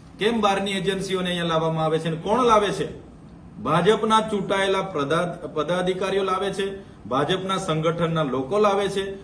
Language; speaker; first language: Gujarati; non-native, local second language; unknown